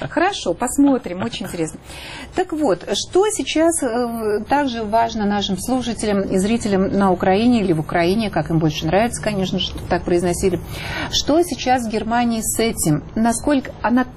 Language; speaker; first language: Russian; native; Russian